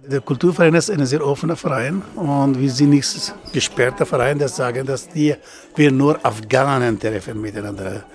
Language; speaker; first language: German; non-native, learner; Persian